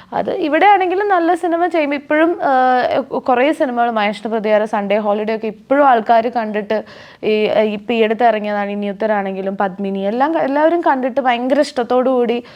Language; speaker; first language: Malayalam; native; Malayalam